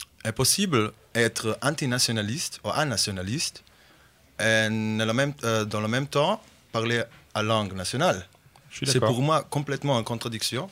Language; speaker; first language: French; non-native, fluent; Bosnian